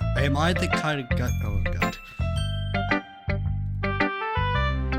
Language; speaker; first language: English; native; English